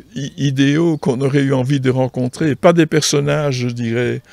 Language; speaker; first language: French; native; French